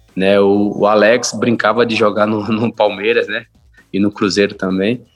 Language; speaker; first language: Portuguese; native; Portuguese